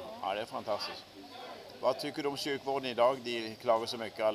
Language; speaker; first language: Swedish; native; Swedish